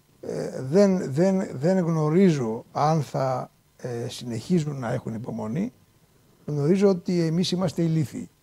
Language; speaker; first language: Greek; native; Greek